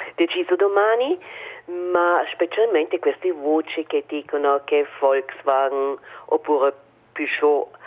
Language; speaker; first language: Italian; non-native, fluent; German